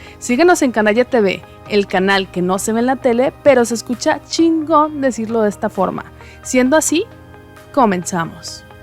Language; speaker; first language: Spanish; native; Spanish